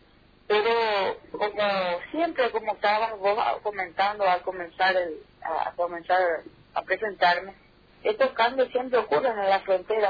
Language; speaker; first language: Spanish; native; Spanish